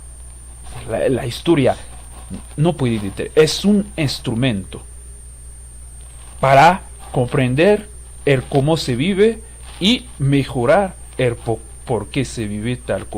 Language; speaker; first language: Spanish; non-native, fluent; Haitian Creole